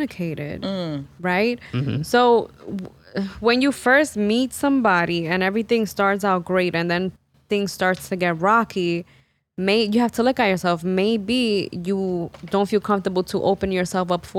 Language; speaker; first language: English; native; English